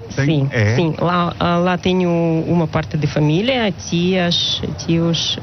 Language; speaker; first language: Portuguese; non-native, local second language; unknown